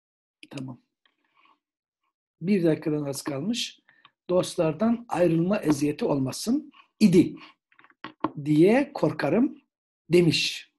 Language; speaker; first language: Turkish; native; Turkish